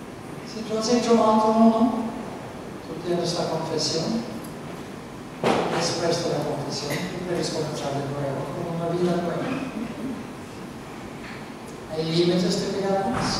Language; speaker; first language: Spanish; non-native, fluent; Norwegian